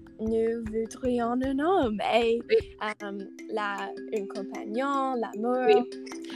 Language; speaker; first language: French; non-native, learner; English